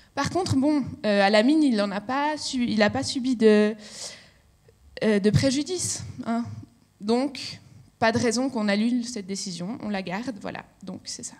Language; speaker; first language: French; native; French